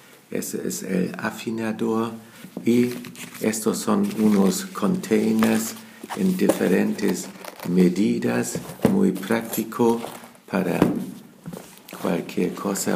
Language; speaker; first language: Spanish; non-native, learner; German